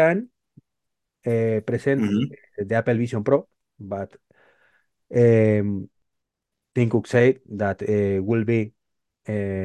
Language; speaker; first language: English; non-native, learner; Spanish